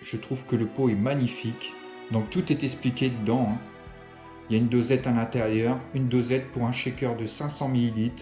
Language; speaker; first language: French; native; French